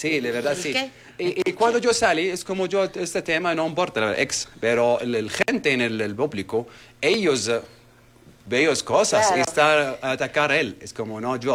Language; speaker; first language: Spanish; non-native, learner; Arabic